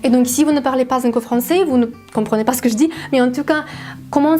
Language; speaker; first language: French; non-native, fluent; Russian